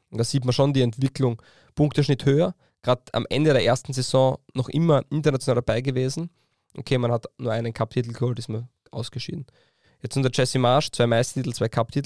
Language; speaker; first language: German; native; German